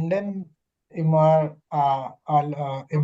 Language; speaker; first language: German; non-native, learner; Hindi